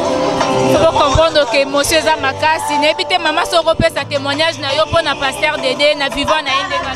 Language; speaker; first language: French; non-native, local second language; Lingala